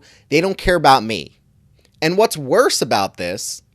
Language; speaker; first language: English; native; English